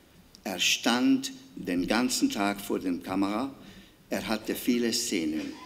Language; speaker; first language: German; non-native, fluent; Hungarian